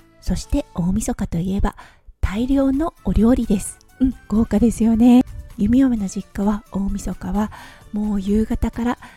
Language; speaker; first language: Japanese; native; Japanese